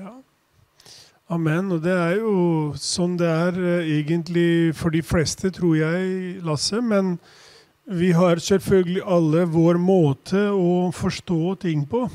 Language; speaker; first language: Swedish; non-native, fluent; Albanian